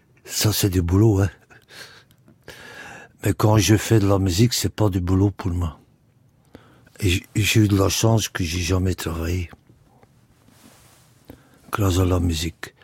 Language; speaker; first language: French; non-native, local second language; Dutch